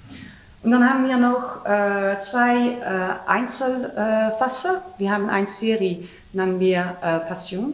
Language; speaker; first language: German; non-native, learner; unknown